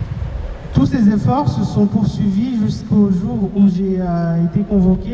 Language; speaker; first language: French; non-native, local second language; Comorian